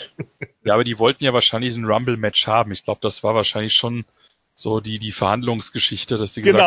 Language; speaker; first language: German; native; German